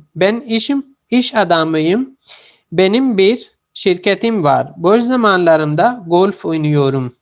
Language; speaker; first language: Turkish; non-native, fluent; Urdu